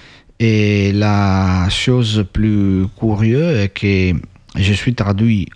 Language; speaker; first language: French; non-native, learner; Italian